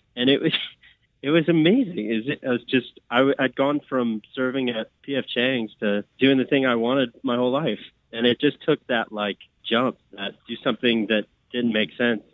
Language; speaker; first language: English; native; English